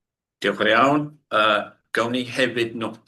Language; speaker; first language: Welsh; non-native, learner; English